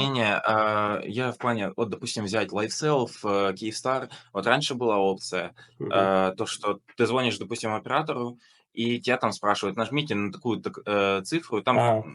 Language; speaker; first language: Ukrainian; non-native, local second language; Russian